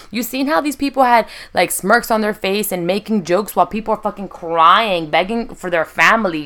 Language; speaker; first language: English; early bilingual, other home language; Spanish